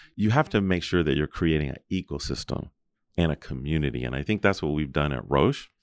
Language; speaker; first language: English; native; English